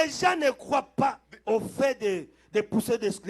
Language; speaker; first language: French; non-native, local second language; Lingala